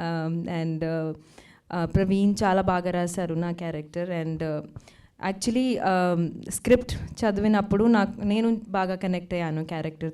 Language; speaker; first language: Telugu; non-native, fluent; Hindi